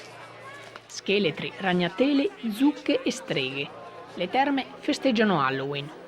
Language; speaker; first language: Italian; native; Italian